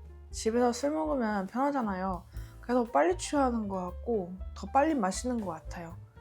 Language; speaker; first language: Korean; non-native, fluent; Chinese